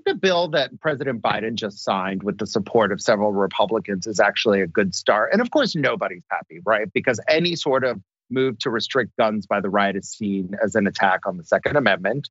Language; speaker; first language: English; native; English